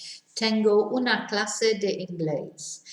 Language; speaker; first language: Spanish; non-native, fluent; English